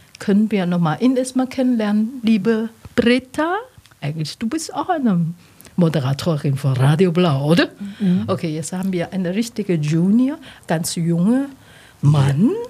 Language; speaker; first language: German; non-native, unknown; Chinese